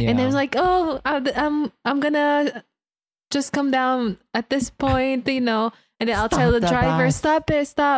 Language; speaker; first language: English; non-native, local second language; Filipino